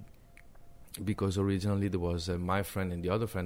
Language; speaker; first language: English; non-native, fluent; Italian